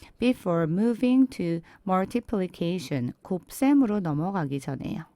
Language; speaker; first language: Korean; native; Korean